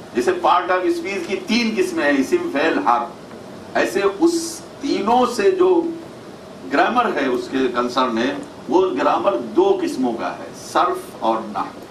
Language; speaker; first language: Urdu; native; Urdu